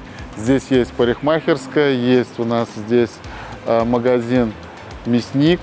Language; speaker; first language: Russian; native; Russian